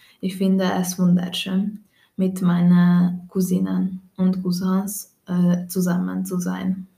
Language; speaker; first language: German; non-native, learner; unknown